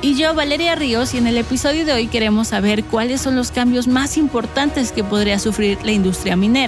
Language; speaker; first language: Spanish; native; Spanish